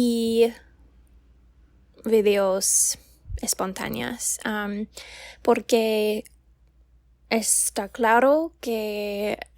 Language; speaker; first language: Spanish; non-native, learner; English